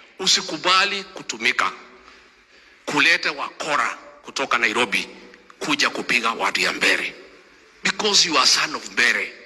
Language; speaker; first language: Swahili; non-native, local second language; Kikuyu